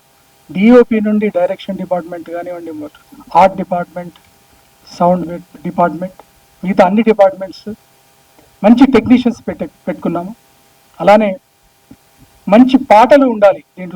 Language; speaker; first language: Telugu; native; Telugu